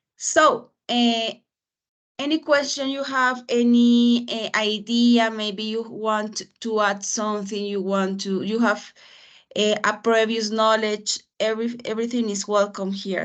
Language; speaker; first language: English; non-native, fluent; Spanish